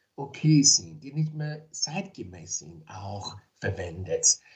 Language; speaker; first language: German; non-native, fluent; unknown